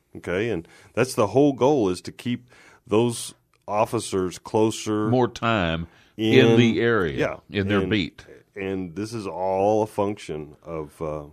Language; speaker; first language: English; native; English